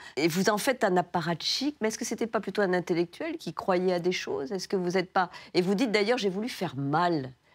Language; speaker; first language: French; native; French